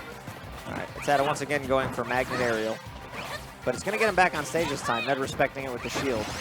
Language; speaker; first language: English; native; English